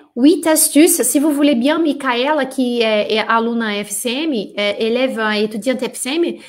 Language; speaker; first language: French; non-native, fluent; Portuguese